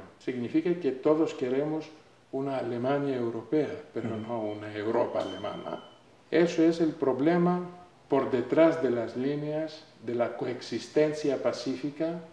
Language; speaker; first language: Spanish; non-native, fluent; Greek